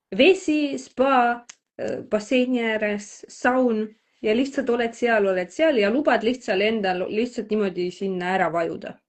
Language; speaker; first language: Estonian; non-native, local second language; Russian